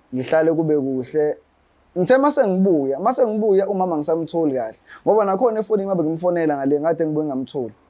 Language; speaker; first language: Zulu; native; Zulu